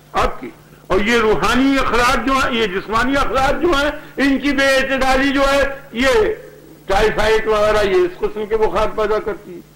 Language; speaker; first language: Urdu; native; Urdu